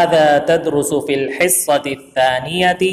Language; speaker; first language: Arabic; non-native, fluent; Urdu